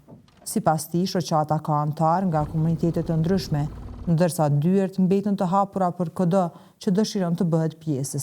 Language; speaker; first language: Albanian; native; Albanian